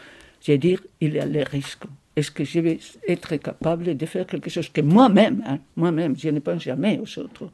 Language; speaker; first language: French; non-native, fluent; Spanish